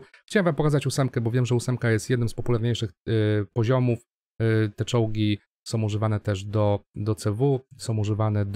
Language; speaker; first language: Polish; native; Polish